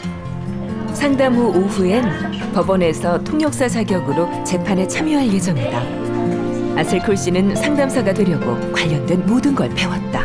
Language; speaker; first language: Korean; native; Korean